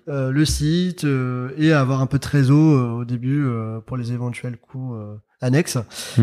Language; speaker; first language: French; early bilingual, other home language; Arabic